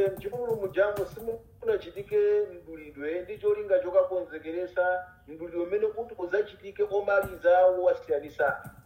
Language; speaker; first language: Nyanja; non-native, local second language; Tumbuka